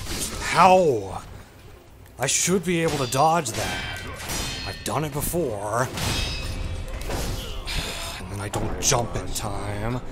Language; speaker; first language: English; native; English